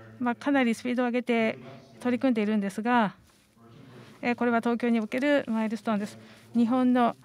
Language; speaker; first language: Japanese; non-native, fluent; Estonian